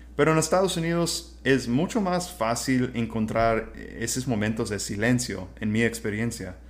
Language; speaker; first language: Spanish; non-native, fluent; English